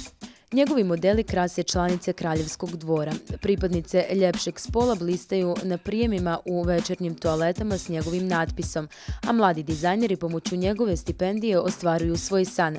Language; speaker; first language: Bosnian; native; Bosnian